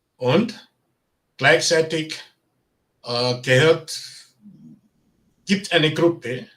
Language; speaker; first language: German; non-native, learner; Bini